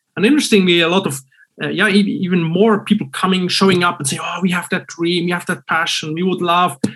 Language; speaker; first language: English; non-native, fluent; German